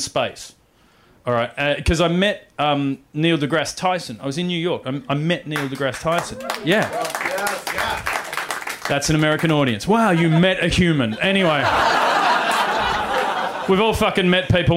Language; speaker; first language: English; native; English